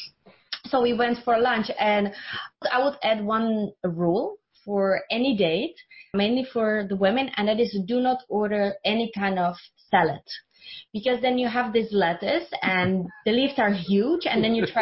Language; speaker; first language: English; non-native, fluent; Czech